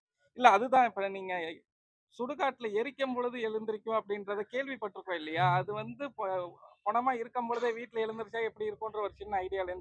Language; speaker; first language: Tamil; native; Tamil